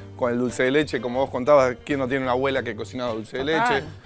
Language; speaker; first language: Spanish; native; Spanish